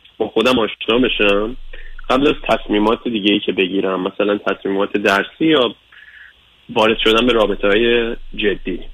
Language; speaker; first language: Persian; early bilingual, other home language; English